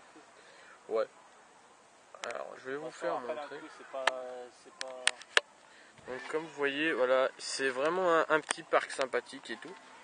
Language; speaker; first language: French; native; French